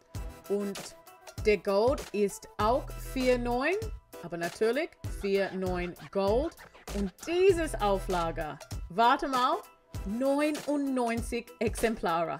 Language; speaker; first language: German; non-native, learner; English